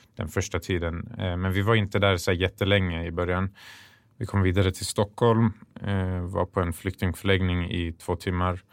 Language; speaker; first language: Swedish; early bilingual, other home language; Persian